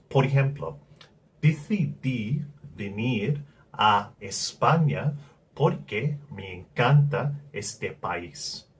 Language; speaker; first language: Spanish; non-native, learner; English